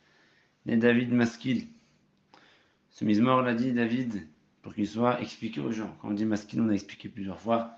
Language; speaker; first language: French; native; French